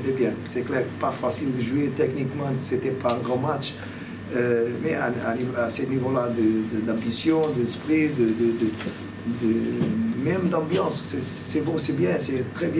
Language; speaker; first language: French; non-native, fluent; Portuguese